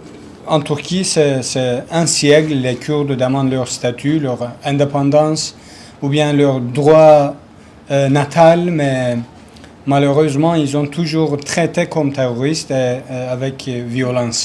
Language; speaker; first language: French; non-native, learner; Kurdish